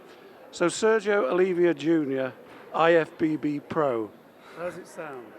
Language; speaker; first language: English; native; English